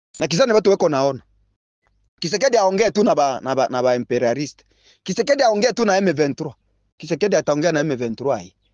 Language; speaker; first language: Swahili; non-native, local second language; Bembe